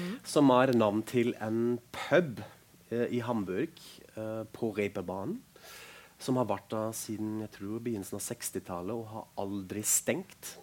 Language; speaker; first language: Norwegian; non-native, fluent; German